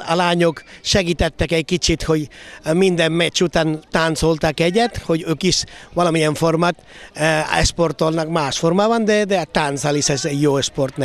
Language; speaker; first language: Hungarian; non-native, fluent; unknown